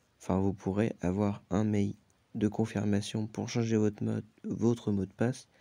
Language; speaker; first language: French; native; French